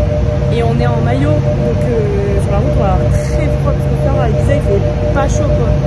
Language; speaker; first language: French; native; French